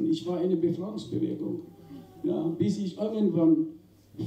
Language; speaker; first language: German; non-native, fluent; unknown